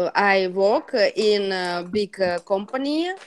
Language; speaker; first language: English; non-native, learner; Russian